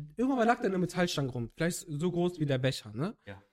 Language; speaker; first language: German; native; German